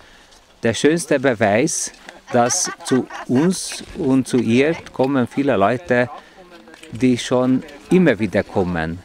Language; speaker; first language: German; non-native, fluent; Hungarian